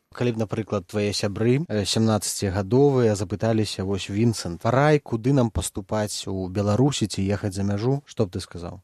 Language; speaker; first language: Belarusian; native; Belarusian